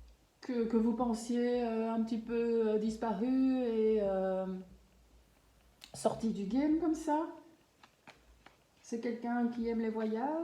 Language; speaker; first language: French; native; French